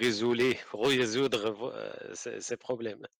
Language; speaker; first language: French; non-native, learner; Arabic